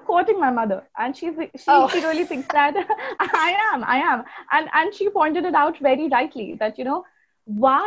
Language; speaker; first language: English; non-native, local second language; Hindi